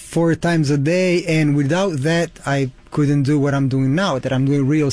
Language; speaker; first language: English; non-native, fluent; Italian